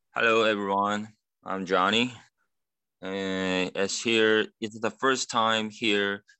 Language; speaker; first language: English; non-native, fluent; Chinese